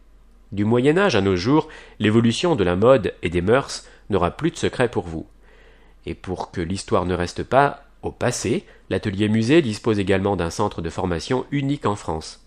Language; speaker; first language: French; native; French